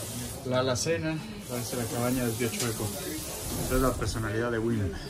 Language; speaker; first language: Spanish; native; Spanish